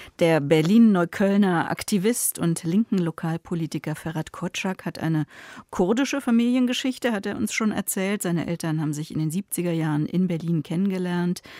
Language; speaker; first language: German; native; German